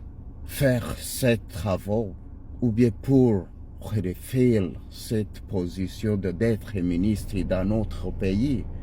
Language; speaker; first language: French; non-native, learner; Ganda